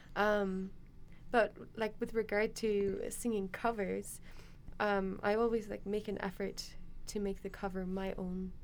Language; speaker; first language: English; native; English